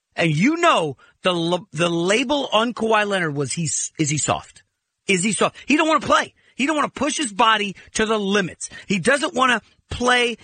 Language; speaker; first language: English; native; English